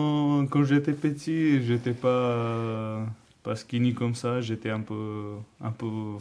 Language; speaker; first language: French; non-native, learner; Georgian